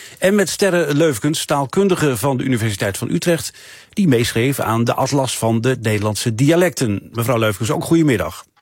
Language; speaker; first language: Dutch; native; Dutch